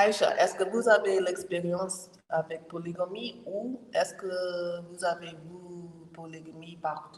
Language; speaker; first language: French; non-native, learner; English